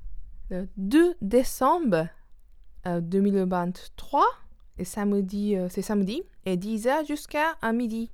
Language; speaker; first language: French; non-native, learner; Japanese